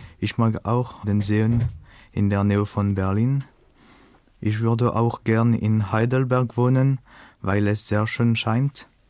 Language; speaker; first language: German; non-native, fluent; French